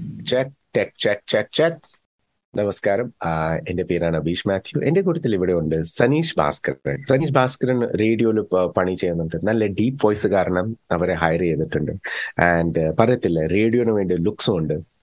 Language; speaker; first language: Malayalam; early bilingual, heritage; Malayalam